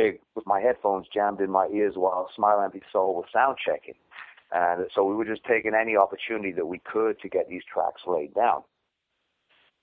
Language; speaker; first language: English; native; English